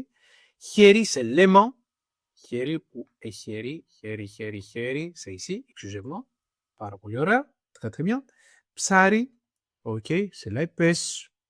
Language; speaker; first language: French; non-native, fluent; Greek